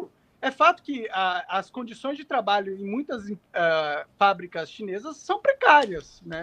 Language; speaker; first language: Portuguese; native; Portuguese